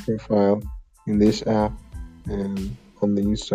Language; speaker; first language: English; non-native, learner; Persian